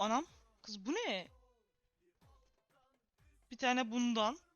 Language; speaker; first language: Turkish; native; Turkish